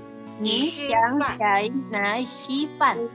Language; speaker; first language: Chinese; non-native, learner; Indonesian